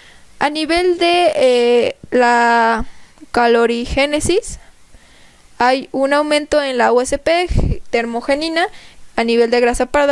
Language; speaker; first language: Spanish; native; Spanish